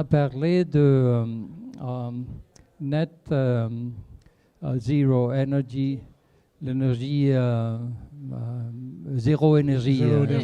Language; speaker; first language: French; non-native, fluent; Spanish